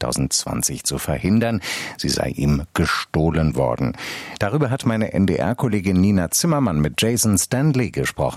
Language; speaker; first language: German; native; German